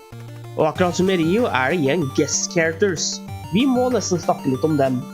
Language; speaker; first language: Norwegian; native; Norwegian